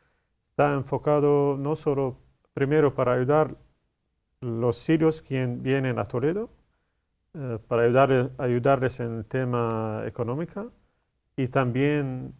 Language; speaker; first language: Spanish; non-native, learner; Arabic